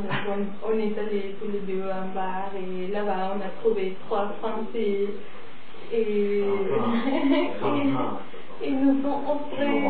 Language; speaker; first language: French; non-native, fluent; Spanish